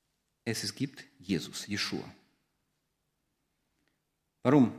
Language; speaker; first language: German; non-native, fluent; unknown